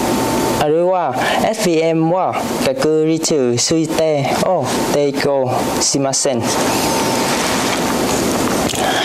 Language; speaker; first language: Japanese; non-native, learner; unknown